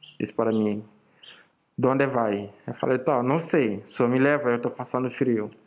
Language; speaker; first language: Portuguese; non-native, fluent; Wolof